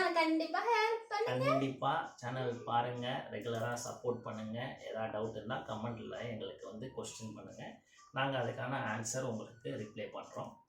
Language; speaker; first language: Tamil; native; Tamil